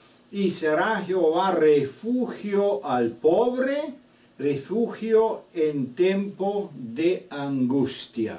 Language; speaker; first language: Spanish; non-native, fluent; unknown